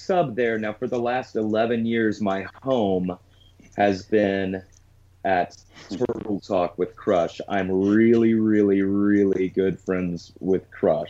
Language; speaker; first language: English; native; English